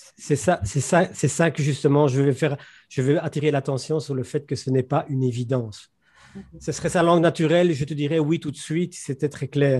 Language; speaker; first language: French; native; French